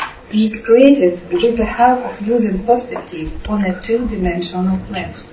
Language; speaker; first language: English; non-native, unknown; Russian